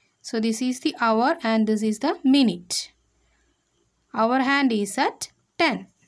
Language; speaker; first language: English; non-native, local second language; Malayalam